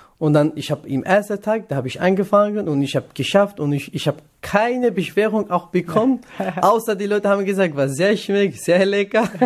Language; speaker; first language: German; non-native, learner; Kurdish